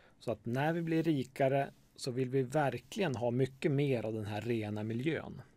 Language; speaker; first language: Swedish; native; Swedish